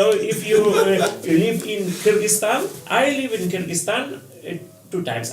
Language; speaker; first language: English; non-native, learner; Russian